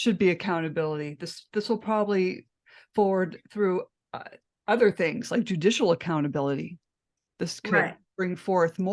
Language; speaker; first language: English; native; English